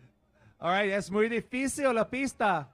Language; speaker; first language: Spanish; non-native, learner; English